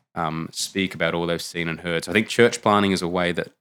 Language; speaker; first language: English; native; English